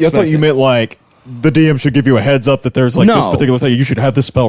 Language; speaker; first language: English; native; English